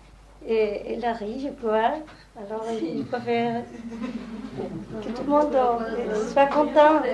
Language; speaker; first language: French; non-native, learner; Spanish